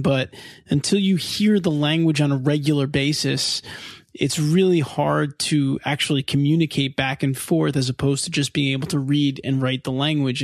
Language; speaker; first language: English; native; English